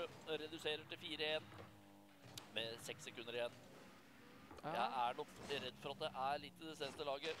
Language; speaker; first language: Norwegian; native; Norwegian